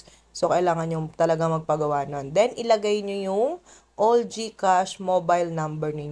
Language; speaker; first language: Filipino; native; Filipino